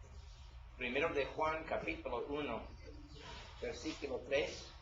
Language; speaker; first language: Spanish; non-native, learner; English